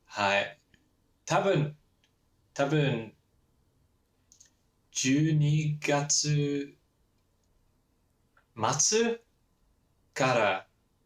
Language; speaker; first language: Japanese; non-native, learner; English